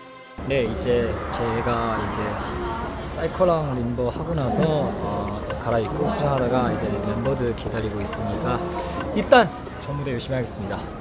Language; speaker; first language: Korean; non-native, fluent; Chinese